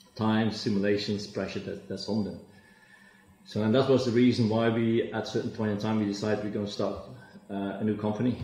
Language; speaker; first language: English; non-native, fluent; Dutch